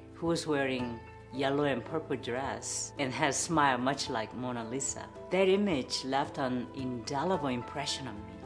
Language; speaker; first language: English; non-native, fluent; Korean